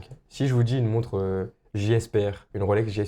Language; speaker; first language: French; native; French